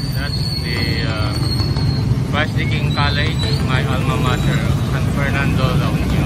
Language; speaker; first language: English; non-native, local second language; Iloko